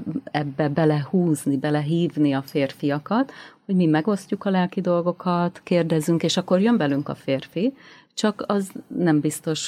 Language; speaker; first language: Hungarian; native; Hungarian